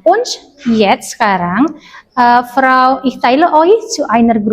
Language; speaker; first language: German; non-native, learner; Indonesian